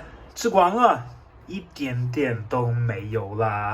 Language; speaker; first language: Chinese; non-native, fluent; German